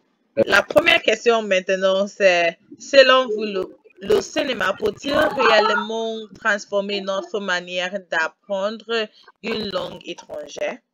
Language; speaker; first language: French; non-native, fluent; Igbo